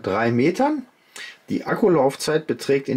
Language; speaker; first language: German; native; German